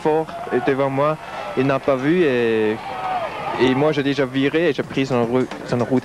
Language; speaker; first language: French; non-native, fluent; Swiss German